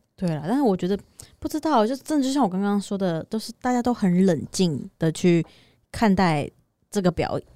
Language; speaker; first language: Chinese; native; Chinese